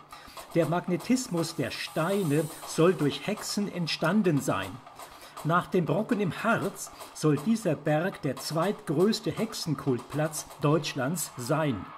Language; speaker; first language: German; native; German